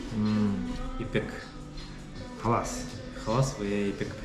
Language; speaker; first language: Turkish; non-native, learner; Russian